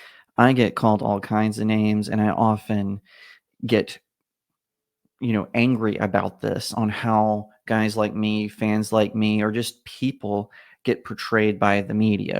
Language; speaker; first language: English; native; English